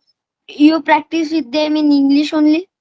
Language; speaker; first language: English; non-native, learner; Marathi